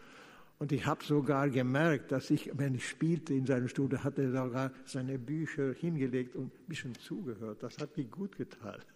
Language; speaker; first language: German; non-native, fluent; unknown